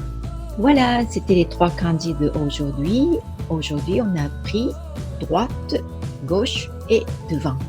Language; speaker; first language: French; non-native, fluent; Japanese